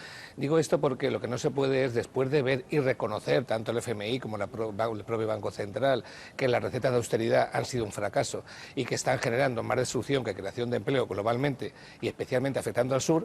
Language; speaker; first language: Spanish; native; Spanish